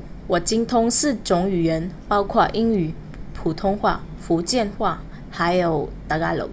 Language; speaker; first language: Chinese; early bilingual, heritage; Min Nan Chinese